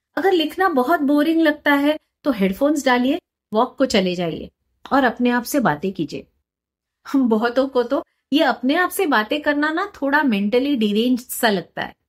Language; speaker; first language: Hindi; non-native, local second language; Marathi